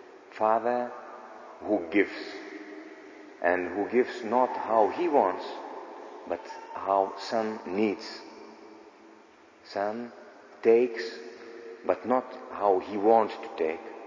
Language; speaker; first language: English; non-native, learner; Lithuanian